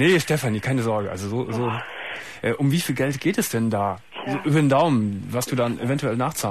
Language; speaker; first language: German; native; German